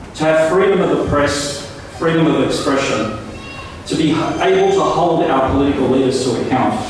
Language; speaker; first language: English; non-native, local second language; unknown